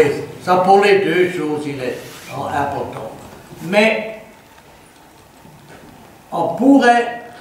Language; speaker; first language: French; non-native, fluent; German